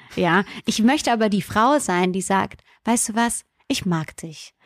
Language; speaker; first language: German; native; German